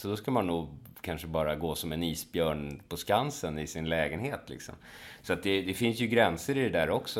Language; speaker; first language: Swedish; native; Swedish